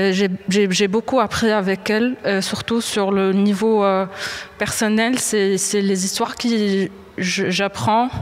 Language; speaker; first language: French; non-native, local second language; Arabic